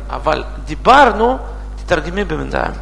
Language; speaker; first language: Hebrew; non-native, fluent; Russian